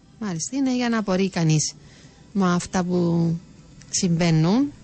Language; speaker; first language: Greek; native; Greek